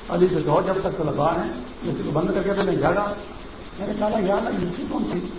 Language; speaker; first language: Urdu; non-native, local second language; Pashto